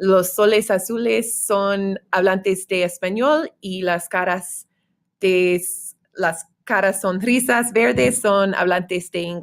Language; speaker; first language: Spanish; non-native, fluent; English